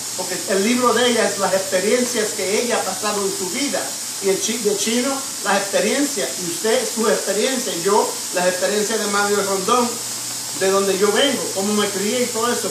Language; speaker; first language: Spanish; early bilingual, heritage; Spanish